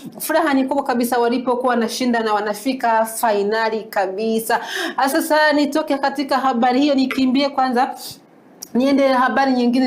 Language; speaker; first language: Swahili; non-native, local second language; Kinyarwanda